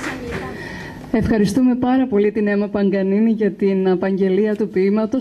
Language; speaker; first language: Greek; native; Greek